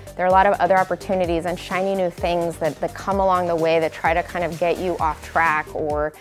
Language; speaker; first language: English; early bilingual, other home language; Spanish